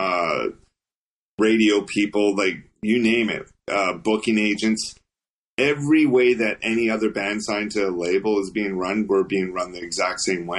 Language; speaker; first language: English; native; English